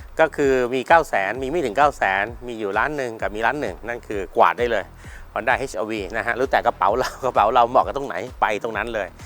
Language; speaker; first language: Thai; native; Thai